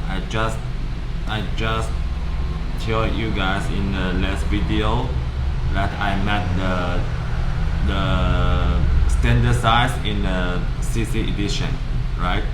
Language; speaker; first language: English; non-native, learner; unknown